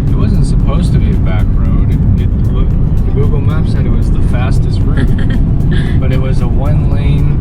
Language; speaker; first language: English; native; English